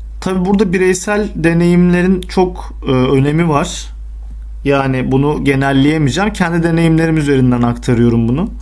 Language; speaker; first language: Turkish; native; Turkish